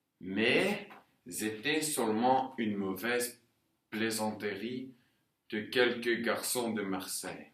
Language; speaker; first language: French; non-native, learner; Norwegian